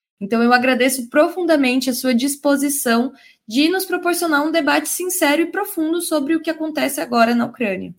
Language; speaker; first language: Portuguese; native; Portuguese